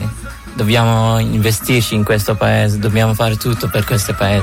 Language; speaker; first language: Italian; non-native, fluent; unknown